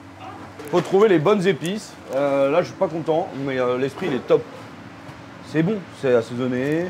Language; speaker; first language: French; native; French